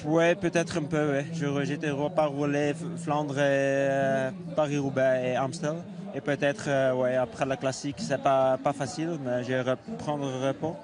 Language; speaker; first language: French; non-native, learner; Dutch